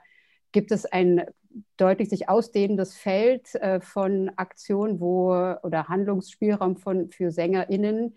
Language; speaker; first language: German; native; German